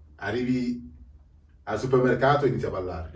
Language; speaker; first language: Italian; native; Italian